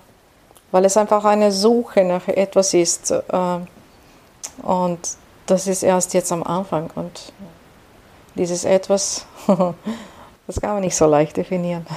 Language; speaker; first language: German; non-native, fluent; Serbian